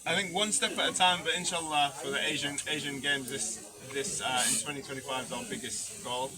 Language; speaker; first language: English; early bilingual, other home language; Bangla